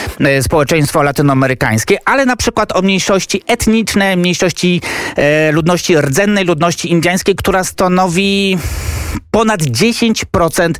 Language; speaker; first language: Polish; native; Polish